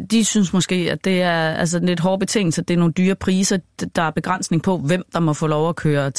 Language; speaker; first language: Danish; native; Danish